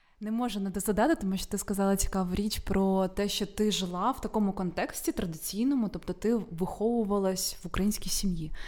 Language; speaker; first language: Ukrainian; native; Ukrainian